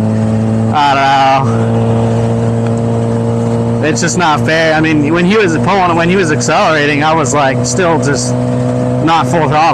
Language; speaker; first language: English; native; English